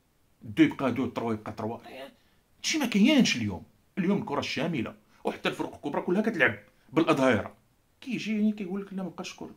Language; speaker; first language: Arabic; native; Arabic